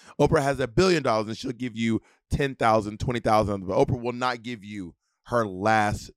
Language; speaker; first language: English; native; English